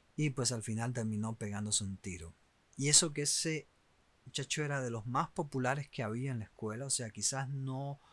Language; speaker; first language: Spanish; native; Spanish